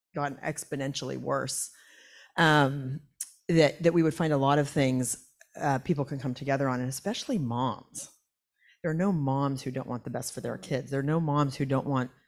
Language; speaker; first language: English; native; English